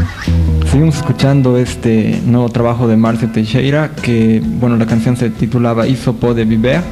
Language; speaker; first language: Spanish; native; Spanish